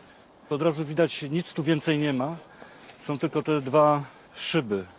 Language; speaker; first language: Polish; native; Polish